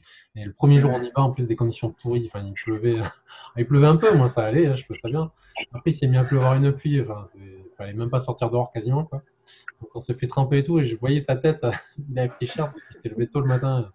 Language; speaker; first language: French; native; French